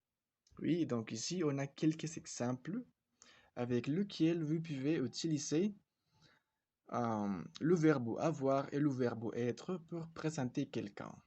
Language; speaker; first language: French; non-native, fluent; Spanish